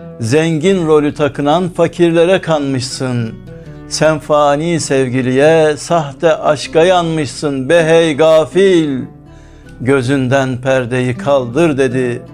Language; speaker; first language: Turkish; native; Turkish